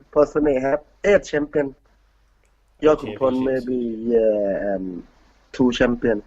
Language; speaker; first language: English; non-native, learner; Thai